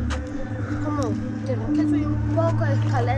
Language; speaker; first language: Spanish; native; Spanish